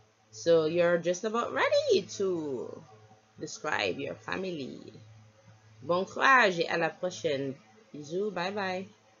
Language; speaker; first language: English; native; English